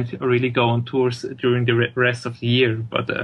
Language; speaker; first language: English; non-native, fluent; German